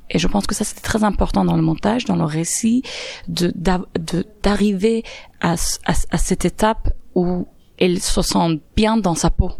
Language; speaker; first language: French; non-native, fluent; Persian